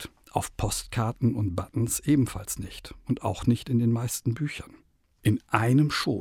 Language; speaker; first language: German; native; German